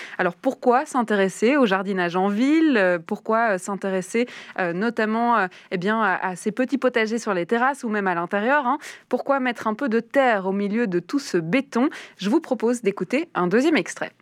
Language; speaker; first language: French; native; French